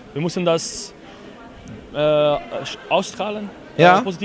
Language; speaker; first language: German; non-native, fluent; Dutch